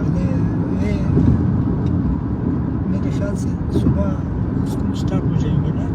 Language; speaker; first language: Hindi; non-native, learner; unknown